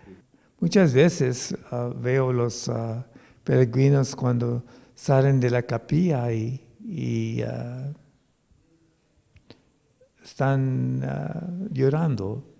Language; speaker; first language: Spanish; non-native, fluent; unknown